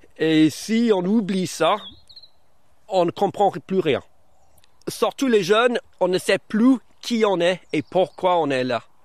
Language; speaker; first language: French; early bilingual, other home language; English